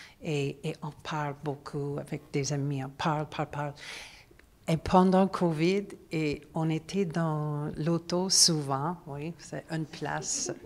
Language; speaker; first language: French; non-native, learner; English